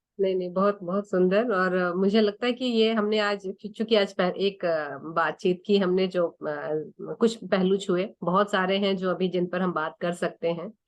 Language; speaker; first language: Hindi; native; Hindi